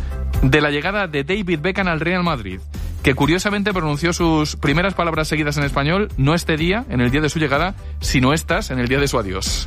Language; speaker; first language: Spanish; native; Spanish